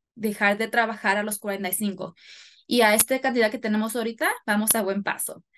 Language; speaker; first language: Spanish; early bilingual, heritage; Spanish